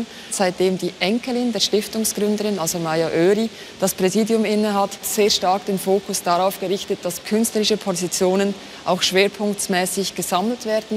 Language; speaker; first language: German; native; German